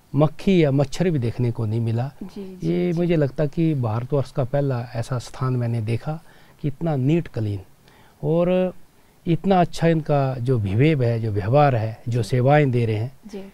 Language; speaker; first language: Hindi; native; Hindi